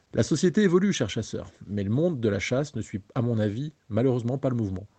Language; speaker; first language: French; native; French